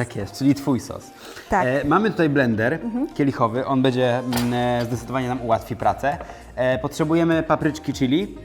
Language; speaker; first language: Polish; native; Polish